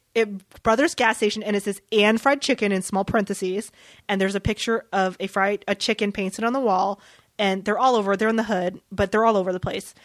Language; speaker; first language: English; early bilingual, other home language; Vietnamese